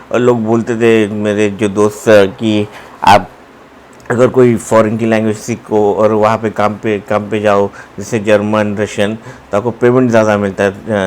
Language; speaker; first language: Hindi; non-native, local second language; Marathi